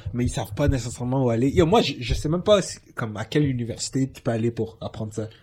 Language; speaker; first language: French; native; French